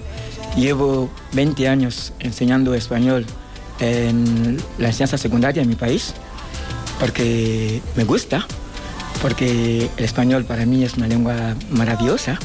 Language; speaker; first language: Spanish; non-native, fluent; Fang